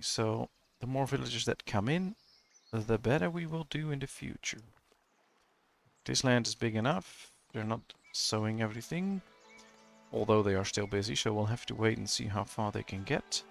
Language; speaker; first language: English; non-native, fluent; Dutch